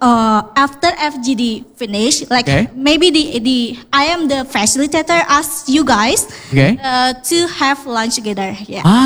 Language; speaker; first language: English; non-native, fluent; Indonesian